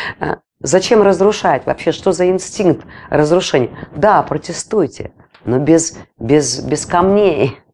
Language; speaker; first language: Russian; non-native, local second language; Latvian